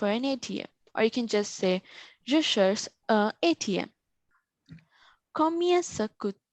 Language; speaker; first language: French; non-native, learner; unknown